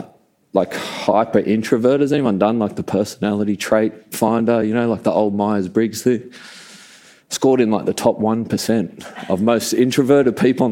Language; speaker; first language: English; native; English